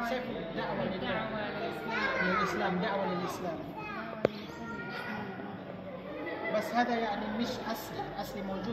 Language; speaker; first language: Arabic; non-native, fluent; Indonesian